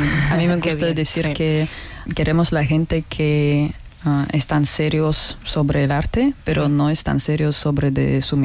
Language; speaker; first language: Spanish; non-native, learner; Russian